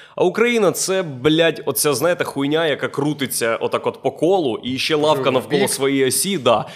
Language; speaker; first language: Ukrainian; native; Ukrainian